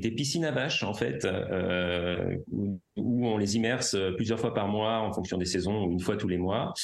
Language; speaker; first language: French; native; French